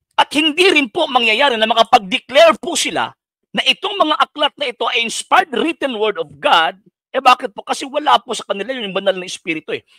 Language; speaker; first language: Filipino; non-native, local second language; Cebuano